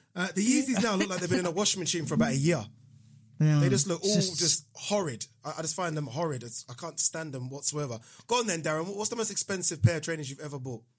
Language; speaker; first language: English; non-native, local second language; Yoruba